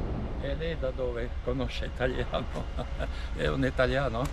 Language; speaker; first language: Italian; non-native, learner; Russian